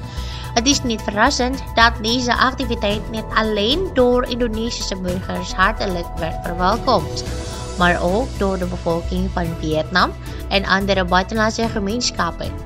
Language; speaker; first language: Dutch; non-native, fluent; Indonesian